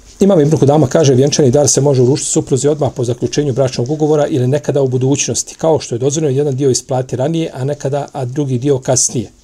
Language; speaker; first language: Bosnian; native; Bosnian